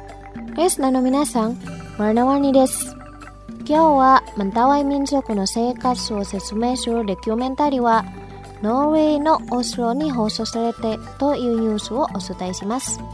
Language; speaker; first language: Japanese; non-native, fluent; Indonesian